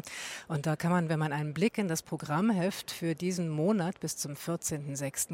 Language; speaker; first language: German; native; German